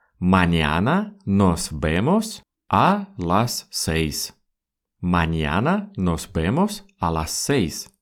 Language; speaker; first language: Spanish; non-native, fluent; Russian